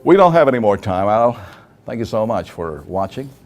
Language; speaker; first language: English; non-native, local second language; Filipino